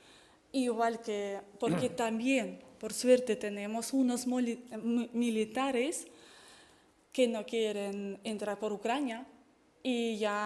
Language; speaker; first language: Spanish; non-native, fluent; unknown